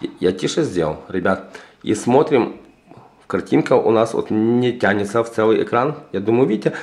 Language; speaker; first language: Russian; native; Russian